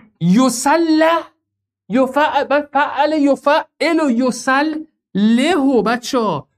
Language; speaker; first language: Persian; non-native, local second language; Azerbaijani